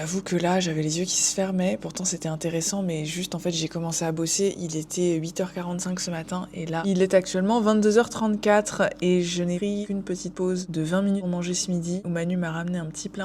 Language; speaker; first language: French; native; French